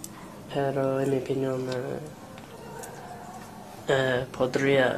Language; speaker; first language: Spanish; non-native, learner; English